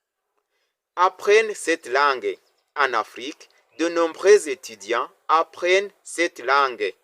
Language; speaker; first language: French; non-native, local second language; Kinyarwanda